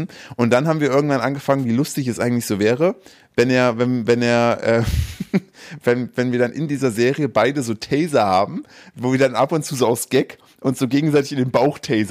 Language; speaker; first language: German; native; German